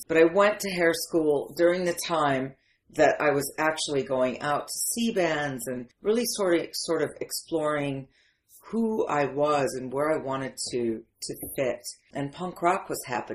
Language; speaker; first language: English; early bilingual, other home language; Arabic